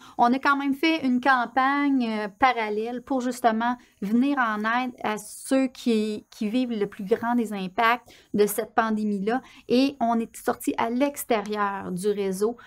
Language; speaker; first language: French; native; French